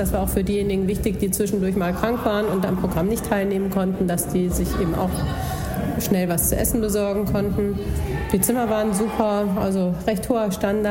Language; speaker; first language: German; native; German